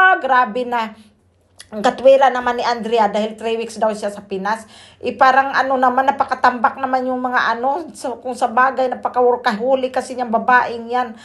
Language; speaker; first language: Filipino; native; Filipino